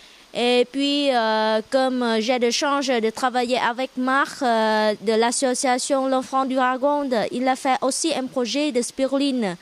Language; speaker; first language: French; non-native, learner; Vietnamese